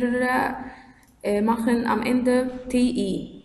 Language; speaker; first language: German; non-native, fluent; Arabic